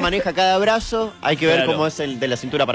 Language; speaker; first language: Spanish; native; Spanish